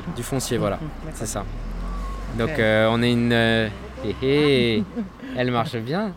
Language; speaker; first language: French; native; French